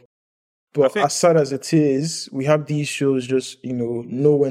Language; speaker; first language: English; non-native, local second language; Yoruba